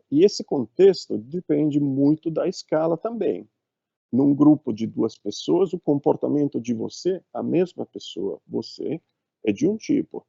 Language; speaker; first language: Portuguese; non-native, fluent; Italian